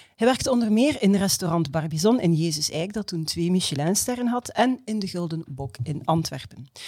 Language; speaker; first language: Dutch; native; Dutch